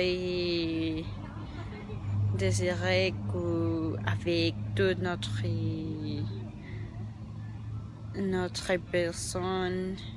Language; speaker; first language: French; non-native, learner; Spanish